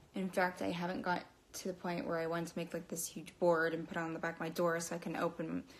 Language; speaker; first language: English; native; English